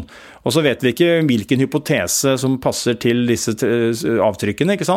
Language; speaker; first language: Norwegian; native; Norwegian